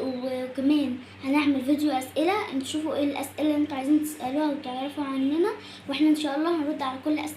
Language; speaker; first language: Arabic; native; Arabic